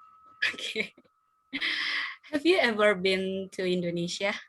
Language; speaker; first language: English; non-native, learner; Indonesian